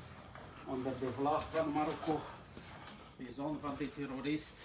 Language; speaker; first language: Dutch; non-native, learner; Arabic